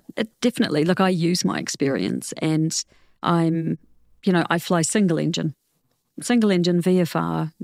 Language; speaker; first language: English; native; English